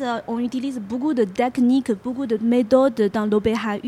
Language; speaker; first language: French; non-native, fluent; Chinese